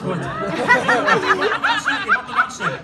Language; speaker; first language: German; native; German